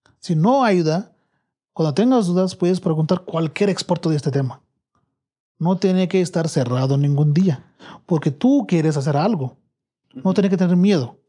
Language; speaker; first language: Spanish; non-native, learner; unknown